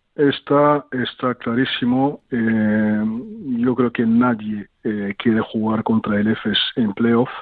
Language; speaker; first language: Spanish; non-native, fluent; French